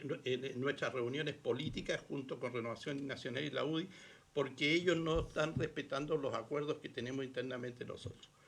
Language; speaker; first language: Spanish; native; Spanish